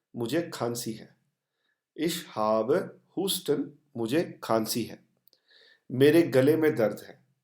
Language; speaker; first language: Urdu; non-native, local second language; Punjabi